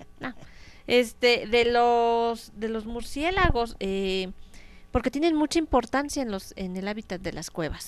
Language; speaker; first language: Spanish; native; Spanish